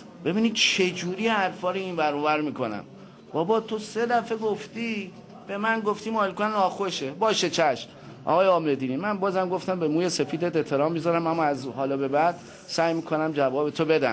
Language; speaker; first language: Persian; native; Persian